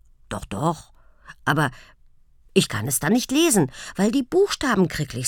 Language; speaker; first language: German; native; German